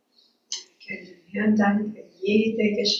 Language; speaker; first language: German; non-native, fluent; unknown